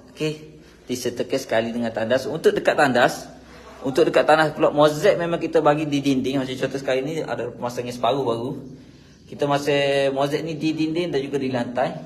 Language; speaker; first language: Malay; native; Malay